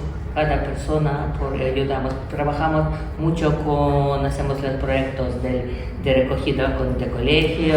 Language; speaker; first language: Spanish; non-native, learner; Ukrainian